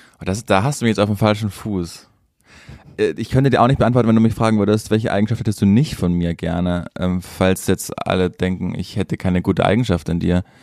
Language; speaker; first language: German; native; German